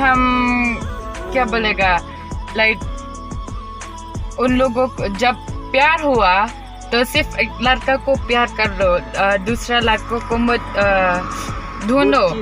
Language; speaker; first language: Hindi; non-native, learner; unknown